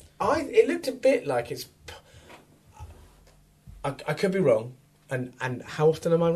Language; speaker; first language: English; native; English